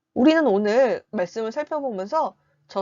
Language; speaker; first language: Korean; native; Korean